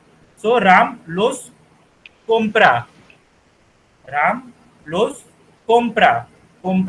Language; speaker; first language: Spanish; non-native, fluent; Hindi